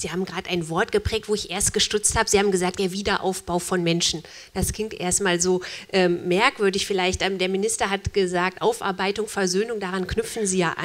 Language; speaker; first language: German; native; German